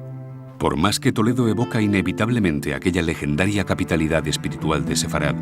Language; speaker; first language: Spanish; native; Spanish